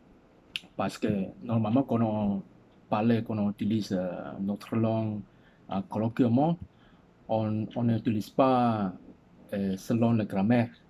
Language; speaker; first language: French; non-native, learner; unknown